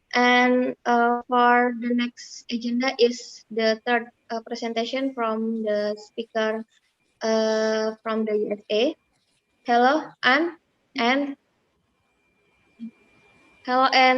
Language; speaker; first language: English; non-native, fluent; Indonesian